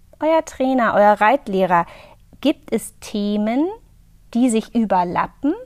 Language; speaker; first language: German; native; German